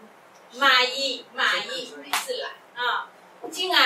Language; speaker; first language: Chinese; non-native, local second language; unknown